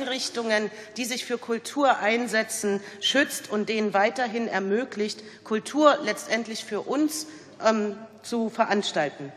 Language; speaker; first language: German; native; German